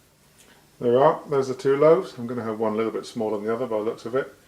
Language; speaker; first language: English; native; English